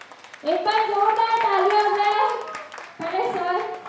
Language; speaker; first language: Hindi; native; Hindi